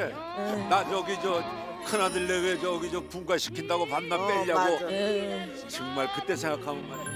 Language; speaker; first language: Korean; native; Korean